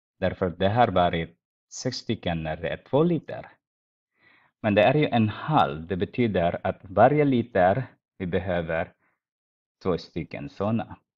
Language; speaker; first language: Swedish; non-native, fluent; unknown